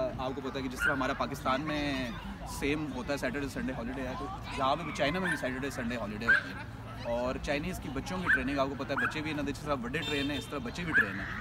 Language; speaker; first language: Urdu; non-native, local second language; Punjabi